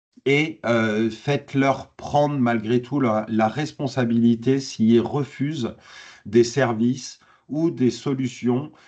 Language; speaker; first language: French; native; French